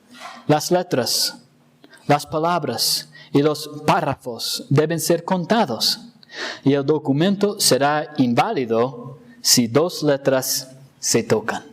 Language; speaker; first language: Spanish; non-native, fluent; English